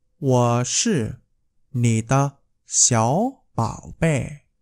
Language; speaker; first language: Chinese; non-native, fluent; Vietnamese